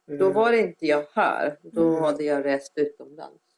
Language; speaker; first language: Swedish; non-native, fluent; Persian